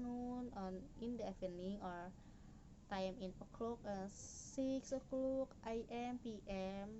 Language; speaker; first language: English; non-native, learner; Indonesian